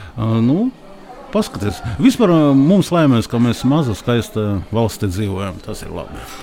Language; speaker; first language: Latvian; non-native, local second language; Russian